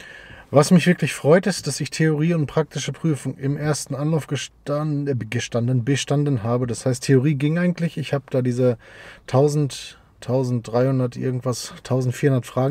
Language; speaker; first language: German; native; German